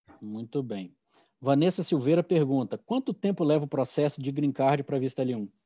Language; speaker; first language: Portuguese; native; Portuguese